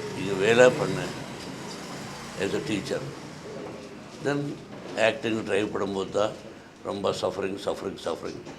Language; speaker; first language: Tamil; non-native, learner; Telugu